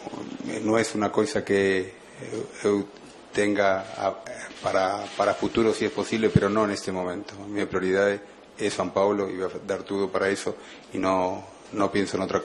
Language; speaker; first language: Portuguese; non-native, fluent; Spanish